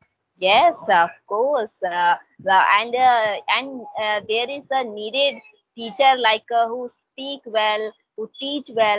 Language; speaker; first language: English; non-native, local second language; Hindi